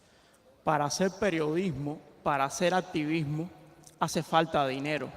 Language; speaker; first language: Spanish; native; Spanish